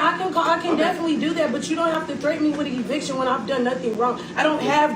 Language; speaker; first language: English; native; English